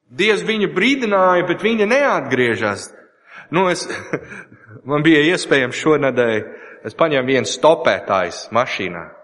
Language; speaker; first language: Latvian; non-native, learner; English